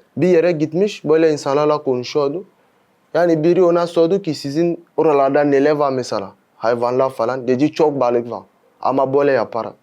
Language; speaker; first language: Turkish; non-native, fluent; French